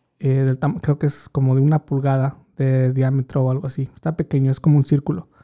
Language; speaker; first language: Spanish; early bilingual, heritage; Spanish